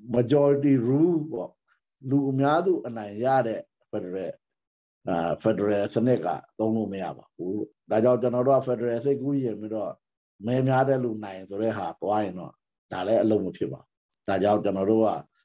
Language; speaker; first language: Burmese; non-native, local second language; Pa'o Karen